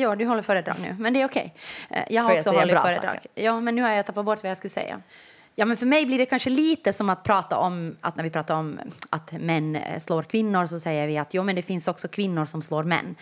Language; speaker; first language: Swedish; native; Swedish